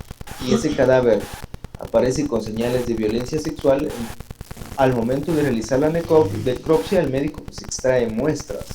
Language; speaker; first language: Spanish; native; Spanish